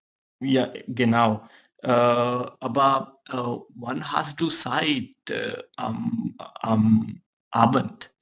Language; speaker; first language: German; non-native, learner; Urdu